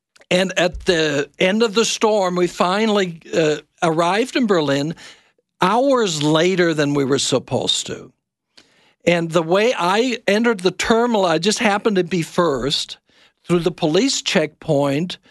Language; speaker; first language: English; non-native, fluent; German